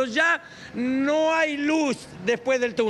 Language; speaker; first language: Spanish; native; Spanish